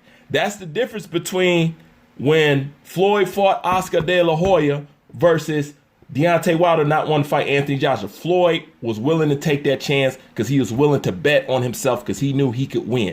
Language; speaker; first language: English; native; English